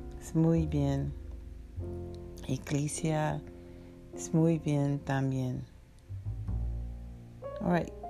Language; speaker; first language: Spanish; non-native, learner; English